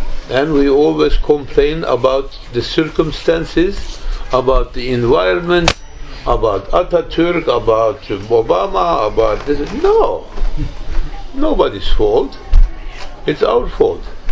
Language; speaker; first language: English; non-native, fluent; Turkish